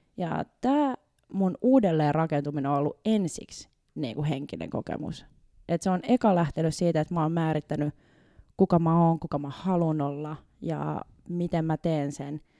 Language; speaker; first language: Finnish; native; Finnish